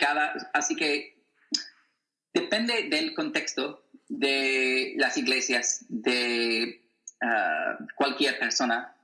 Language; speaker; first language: Spanish; non-native, learner; English